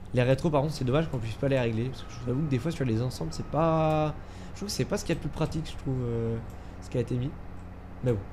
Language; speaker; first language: French; native; French